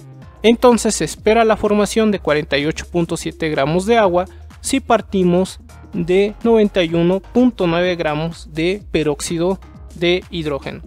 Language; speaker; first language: Spanish; native; Spanish